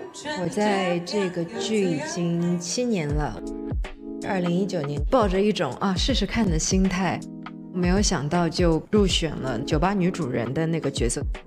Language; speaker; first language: Chinese; native; Chinese